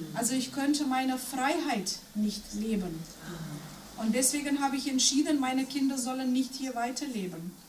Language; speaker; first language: German; non-native, fluent; Macedonian